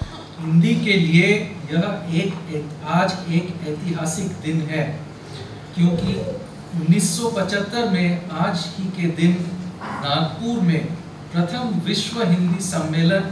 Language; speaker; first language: Hindi; non-native, local second language; Bangla